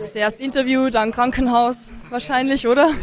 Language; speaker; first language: German; native; German